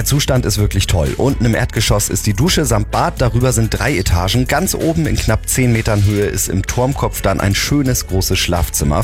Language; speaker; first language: German; native; German